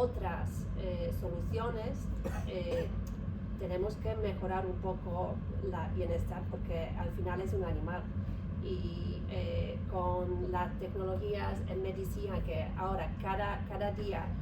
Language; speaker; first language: Spanish; non-native, learner; Polish